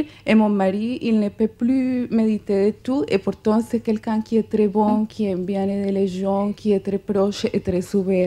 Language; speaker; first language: French; non-native, fluent; Spanish